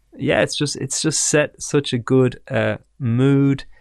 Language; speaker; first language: English; native; English